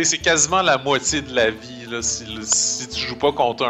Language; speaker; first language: French; native; French